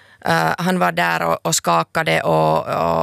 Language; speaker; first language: Swedish; non-native, local second language; Finnish